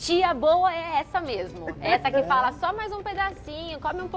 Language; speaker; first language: Portuguese; native; Portuguese